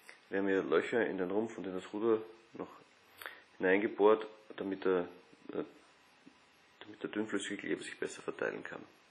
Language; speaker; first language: German; native; German